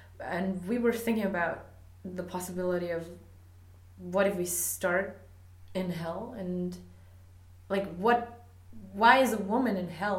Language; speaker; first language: English; non-native, fluent; German